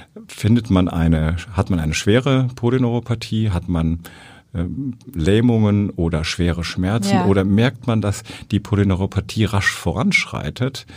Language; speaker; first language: German; native; German